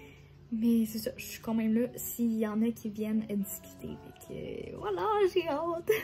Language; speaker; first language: French; native; French